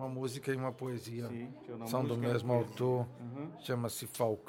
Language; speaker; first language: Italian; non-native, learner; Portuguese